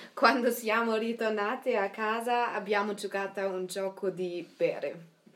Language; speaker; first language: Italian; non-native, learner; German